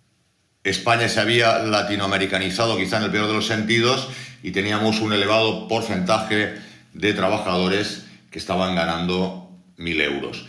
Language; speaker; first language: Spanish; native; Spanish